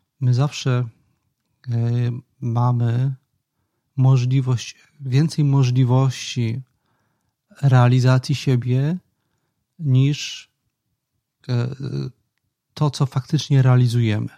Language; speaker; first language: Polish; native; Polish